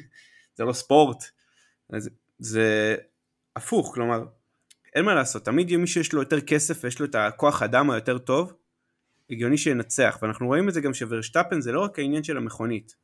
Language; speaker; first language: Hebrew; native; Hebrew